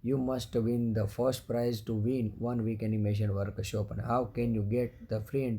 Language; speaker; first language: English; non-native, local second language; Gujarati